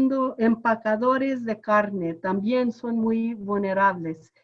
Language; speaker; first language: Spanish; non-native, fluent; English